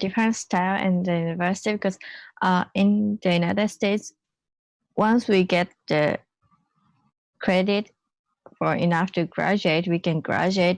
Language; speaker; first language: English; non-native, learner; Japanese